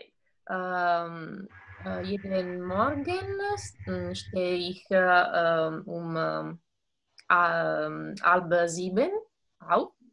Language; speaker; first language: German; non-native, learner; Italian